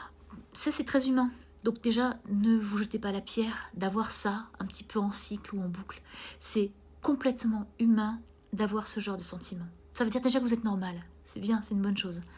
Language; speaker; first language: French; native; French